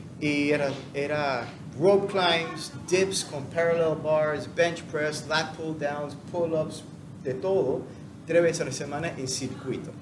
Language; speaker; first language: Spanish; non-native, fluent; English